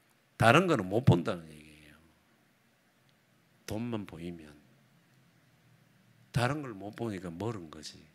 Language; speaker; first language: Korean; native; Korean